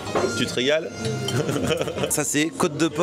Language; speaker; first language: French; native; French